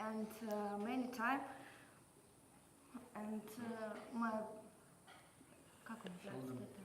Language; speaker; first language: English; non-native, learner; Russian